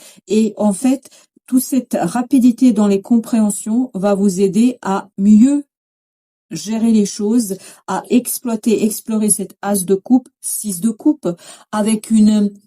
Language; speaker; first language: French; native; French